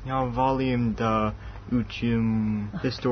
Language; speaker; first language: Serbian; non-native, learner; English